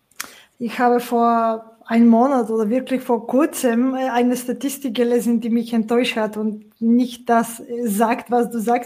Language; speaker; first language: German; non-native, fluent; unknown